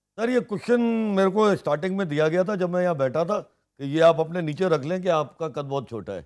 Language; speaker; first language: Urdu; non-native, local second language; Sindhi